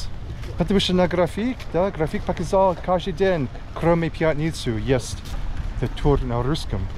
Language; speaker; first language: Russian; non-native, learner; English